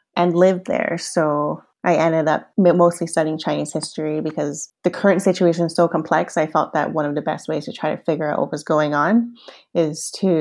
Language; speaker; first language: English; early bilingual, other home language; Cantonese